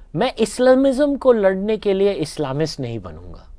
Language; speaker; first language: Hindi; native; Hindi